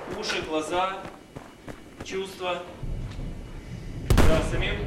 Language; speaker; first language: Russian; native; Russian